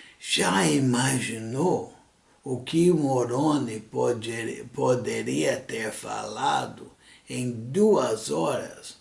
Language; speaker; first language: Portuguese; non-native, fluent; English